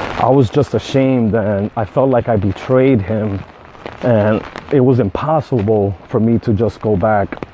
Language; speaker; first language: English; native; English